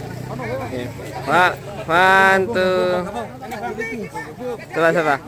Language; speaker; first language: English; non-native, learner; Filipino